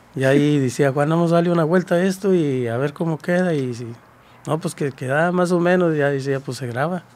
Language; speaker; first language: Spanish; native; Spanish